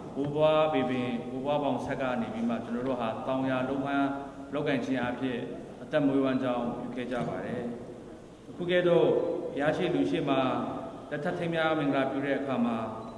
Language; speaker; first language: Burmese; non-native, local second language; Kachin